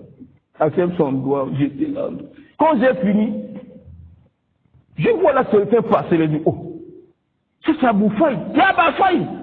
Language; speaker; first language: French; non-native, local second language; Lingala